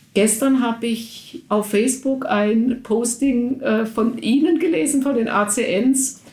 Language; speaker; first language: German; native; German